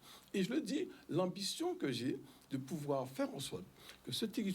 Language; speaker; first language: French; native; French